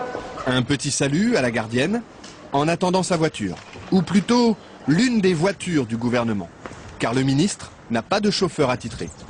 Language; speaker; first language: French; native; French